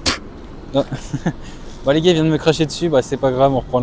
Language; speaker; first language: French; native; French